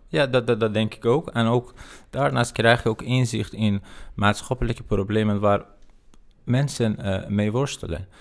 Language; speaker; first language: Dutch; non-native, fluent; Persian